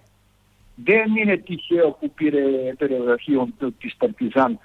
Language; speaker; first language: Greek; non-native, fluent; Serbian